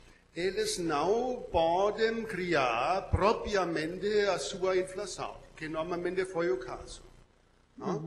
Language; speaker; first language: Portuguese; non-native, fluent; German